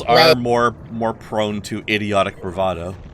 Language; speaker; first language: English; native; English